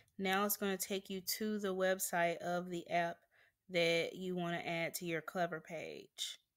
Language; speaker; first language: English; native; English